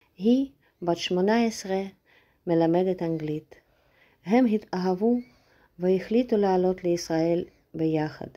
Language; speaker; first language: Hebrew; non-native, learner; Russian